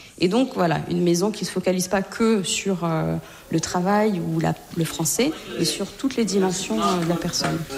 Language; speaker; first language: French; native; French